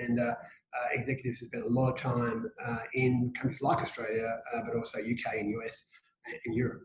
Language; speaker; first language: English; native; English